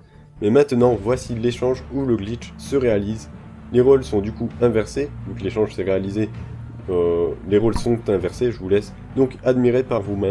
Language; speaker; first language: French; native; French